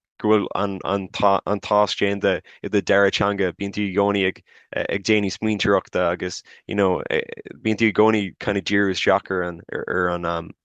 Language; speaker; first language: Irish; non-native, local second language; English